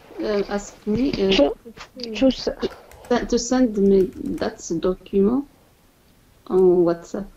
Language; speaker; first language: English; non-native, fluent; Arabic